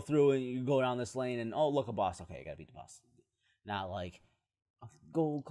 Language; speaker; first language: English; native; English